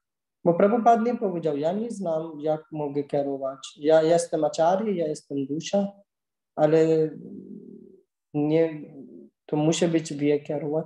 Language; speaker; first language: Polish; non-native, learner; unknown